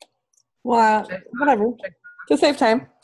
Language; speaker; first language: English; native; English